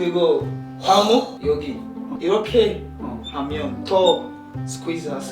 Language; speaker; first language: Korean; non-native, learner; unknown